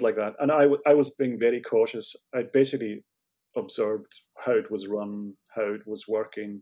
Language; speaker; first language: English; native; English